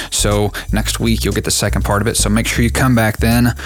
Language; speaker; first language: English; native; English